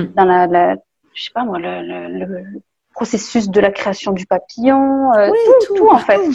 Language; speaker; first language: French; native; French